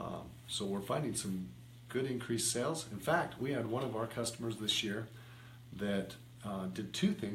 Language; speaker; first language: English; native; English